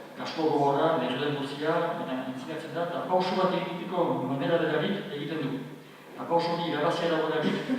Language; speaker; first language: Basque; native; Basque